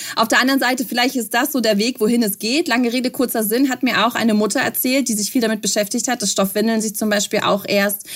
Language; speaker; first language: German; early bilingual, other home language; Russian